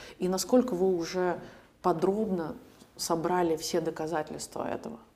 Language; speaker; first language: Russian; native; Russian